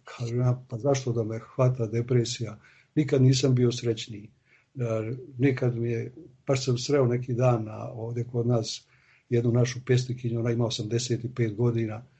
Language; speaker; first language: Serbian; native; Serbian